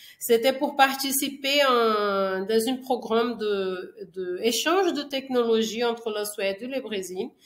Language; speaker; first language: French; non-native, fluent; Portuguese